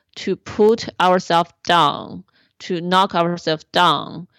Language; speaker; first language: English; non-native, fluent; Chinese